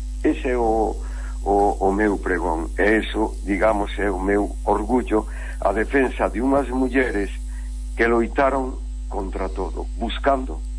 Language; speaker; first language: Galician; native; Galician